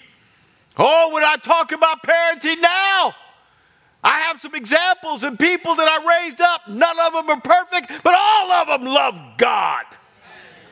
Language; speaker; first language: English; native; English